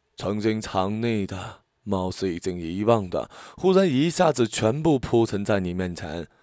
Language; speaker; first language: Chinese; native; Chinese